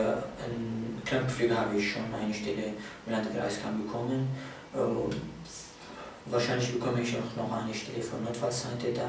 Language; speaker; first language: German; non-native, fluent; Arabic